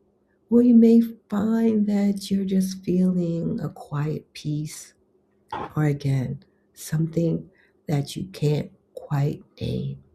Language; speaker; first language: English; native; English